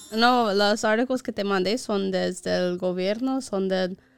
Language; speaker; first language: Spanish; non-native, fluent; English